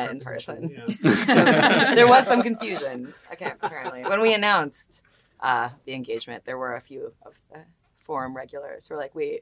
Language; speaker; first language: English; native; English